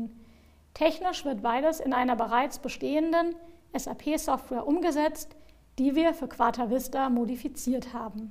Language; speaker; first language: German; native; German